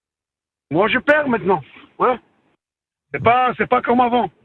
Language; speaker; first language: French; non-native, learner; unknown